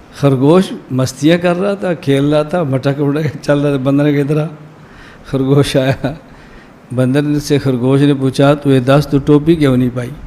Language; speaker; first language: Urdu; non-native, local second language; Punjabi